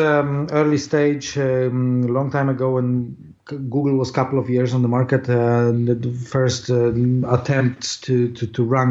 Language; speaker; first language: English; non-native, fluent; Polish